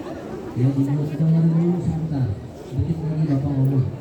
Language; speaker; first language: Indonesian; native; Indonesian